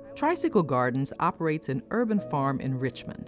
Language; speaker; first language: English; native; English